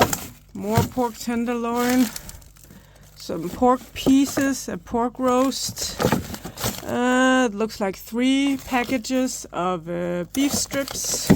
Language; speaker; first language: English; non-native, fluent; Danish